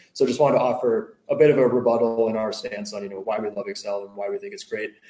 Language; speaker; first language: English; native; English